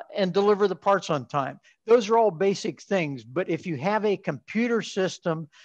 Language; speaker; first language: English; native; English